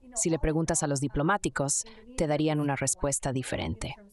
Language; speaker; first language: Spanish; non-native, fluent; Indonesian